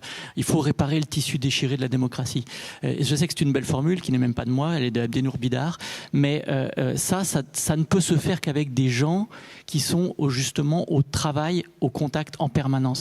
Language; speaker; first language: French; native; French